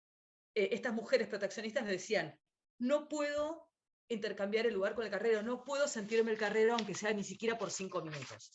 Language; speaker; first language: Spanish; native; Spanish